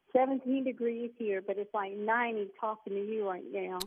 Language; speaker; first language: English; native; English